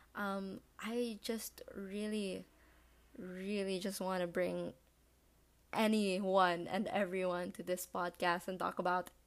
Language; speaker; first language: English; non-native, local second language; Filipino